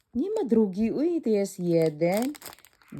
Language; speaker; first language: Polish; non-native, learner; Cebuano